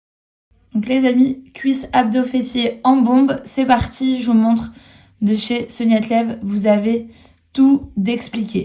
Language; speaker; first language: French; native; French